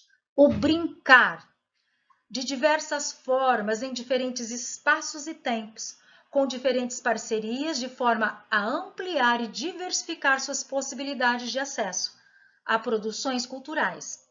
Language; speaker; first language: Portuguese; native; Portuguese